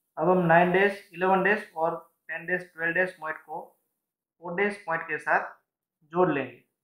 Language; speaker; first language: Hindi; non-native, local second language; Gujarati